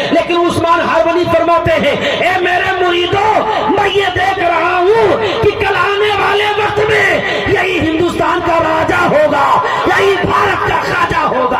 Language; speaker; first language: Urdu; native; Urdu